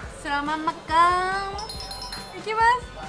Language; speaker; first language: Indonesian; non-native, learner; Japanese